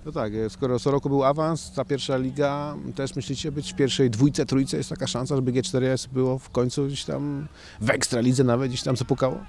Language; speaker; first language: Polish; native; Polish